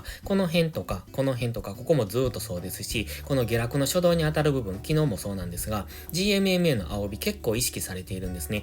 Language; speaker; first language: Japanese; native; Japanese